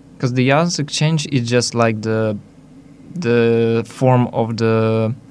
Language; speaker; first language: English; non-native, learner; Hungarian